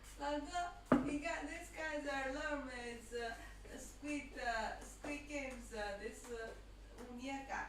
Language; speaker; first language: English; non-native, learner; Chinese